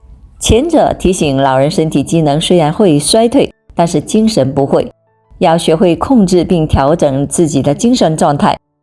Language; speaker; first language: Chinese; native; Chinese